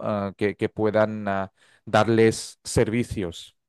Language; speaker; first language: Spanish; non-native, fluent; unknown